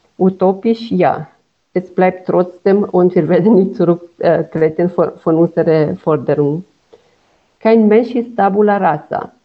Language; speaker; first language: German; non-native, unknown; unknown